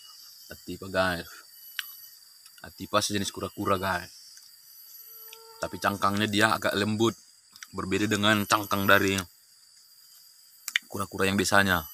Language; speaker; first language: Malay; non-native, local second language; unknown